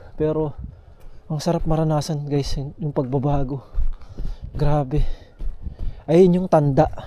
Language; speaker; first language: Filipino; native; Filipino